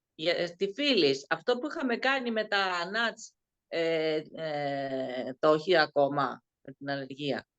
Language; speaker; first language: Greek; native; Greek